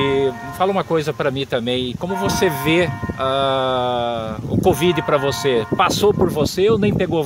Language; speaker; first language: Portuguese; native; Portuguese